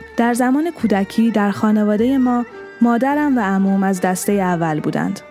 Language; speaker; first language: Persian; non-native, local second language; Armenian